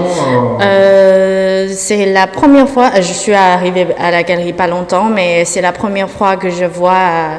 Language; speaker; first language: French; non-native, fluent; Chinese